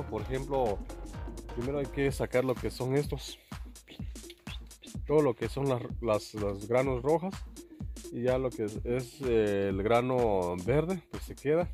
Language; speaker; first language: Spanish; native; Spanish